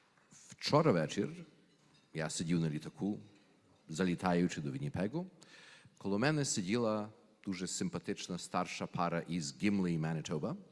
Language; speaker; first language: Ukrainian; early bilingual, heritage; Ukrainian